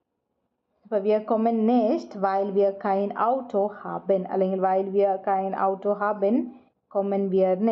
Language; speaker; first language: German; non-native, fluent; Malayalam